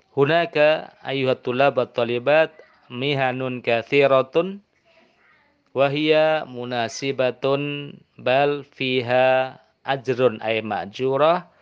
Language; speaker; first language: Arabic; non-native, fluent; Indonesian